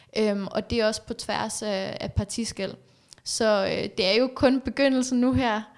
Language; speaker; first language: Danish; early bilingual, other home language; Persian